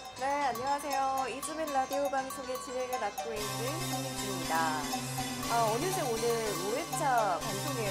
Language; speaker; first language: Korean; native; Korean